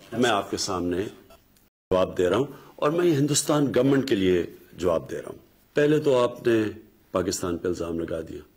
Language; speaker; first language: Urdu; native; Urdu